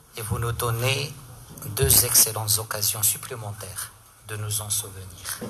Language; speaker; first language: French; non-native, local second language; Arabic